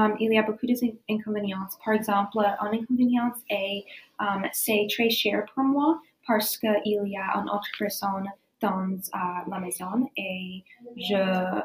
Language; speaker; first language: French; non-native, learner; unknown